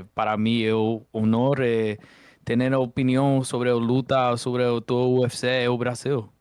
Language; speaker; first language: Portuguese; non-native, learner; English